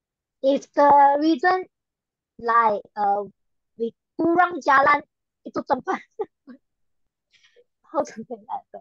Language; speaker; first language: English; non-native, learner; Malay